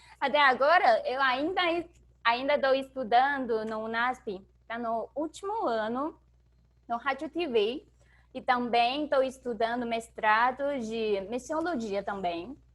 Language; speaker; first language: Portuguese; non-native, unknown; Chinese